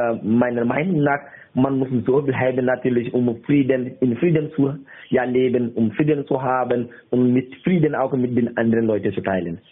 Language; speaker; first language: German; non-native, learner; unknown